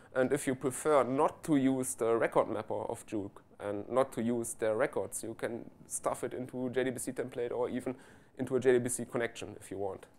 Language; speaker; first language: English; non-native, fluent; German